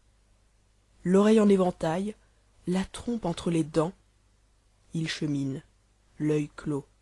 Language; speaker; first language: French; native; French